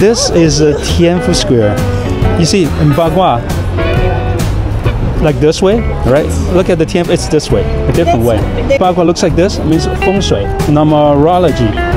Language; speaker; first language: English; non-native, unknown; Chinese